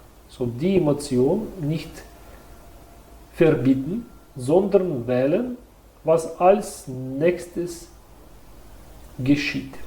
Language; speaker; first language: German; non-native, learner; Russian